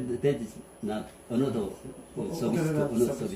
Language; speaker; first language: English; non-native, learner; Korean